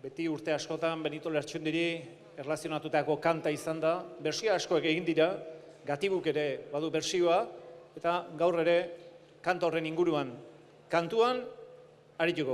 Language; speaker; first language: Basque; native; Basque